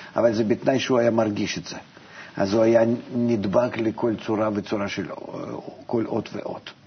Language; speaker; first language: Hebrew; non-native, fluent; Russian